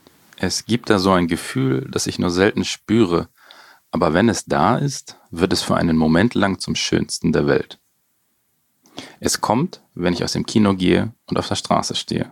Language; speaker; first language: German; native; German